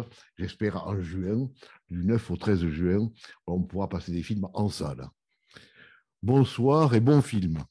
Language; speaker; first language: French; native; French